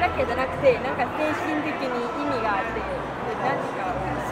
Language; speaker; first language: Japanese; non-native, fluent; Thai